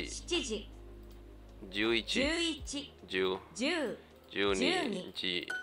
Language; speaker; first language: Japanese; non-native, learner; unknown